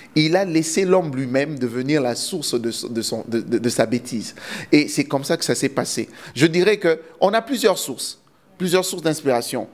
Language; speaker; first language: French; non-native, local second language; Lingala